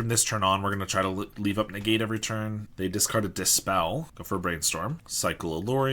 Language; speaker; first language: English; native; English